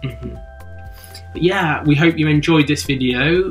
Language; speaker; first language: English; native; English